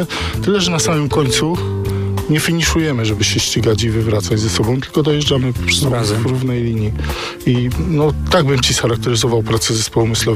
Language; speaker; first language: Polish; native; Polish